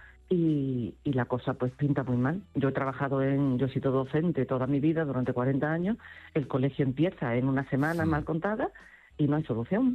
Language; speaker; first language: Spanish; native; Spanish